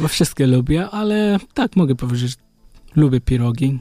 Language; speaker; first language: Polish; non-native, learner; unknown